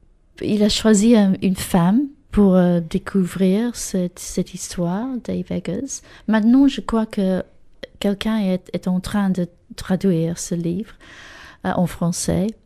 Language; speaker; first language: French; non-native, fluent; English